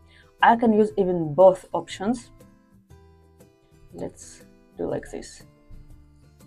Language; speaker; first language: English; non-native, fluent; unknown